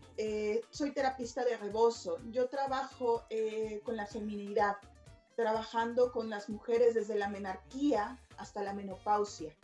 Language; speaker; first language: Spanish; native; Spanish